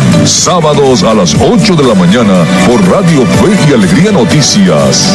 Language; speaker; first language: Spanish; native; Spanish